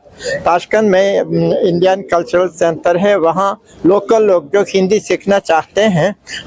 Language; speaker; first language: Hindi; non-native, fluent; Uzbek